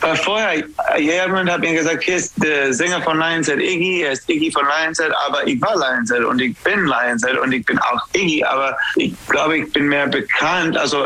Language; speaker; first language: German; non-native, fluent; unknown